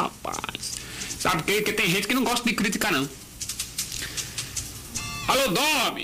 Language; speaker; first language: Portuguese; native; Portuguese